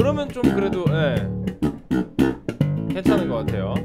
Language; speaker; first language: Korean; native; Korean